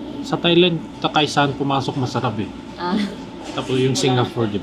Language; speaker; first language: Filipino; non-native, learner; Korean